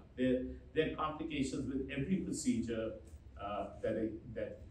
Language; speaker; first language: English; non-native, local second language; Hindi